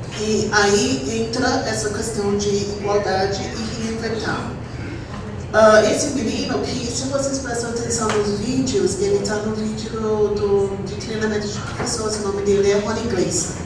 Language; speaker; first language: Portuguese; non-native, fluent; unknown